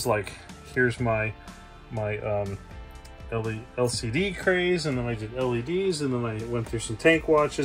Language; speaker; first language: English; native; English